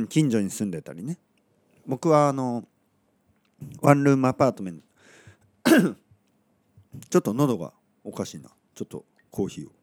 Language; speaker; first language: Japanese; native; Japanese